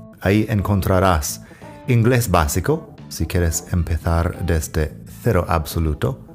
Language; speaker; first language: Spanish; non-native, fluent; English